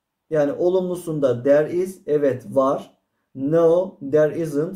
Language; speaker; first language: English; non-native, fluent; Turkish